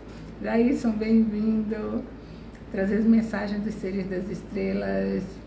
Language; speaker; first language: Portuguese; native; Portuguese